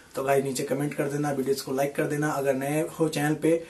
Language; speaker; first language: Hindi; native; Hindi